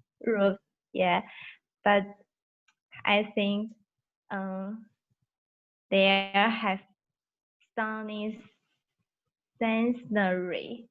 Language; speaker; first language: English; non-native, learner; Chinese